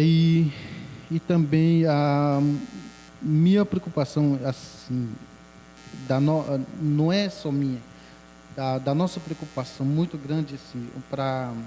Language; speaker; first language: Portuguese; non-native, local second language; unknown